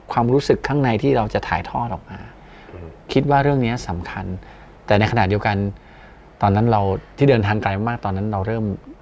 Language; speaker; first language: Thai; native; Thai